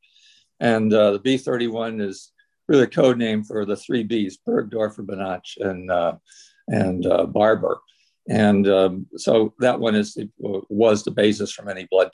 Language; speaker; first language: English; native; English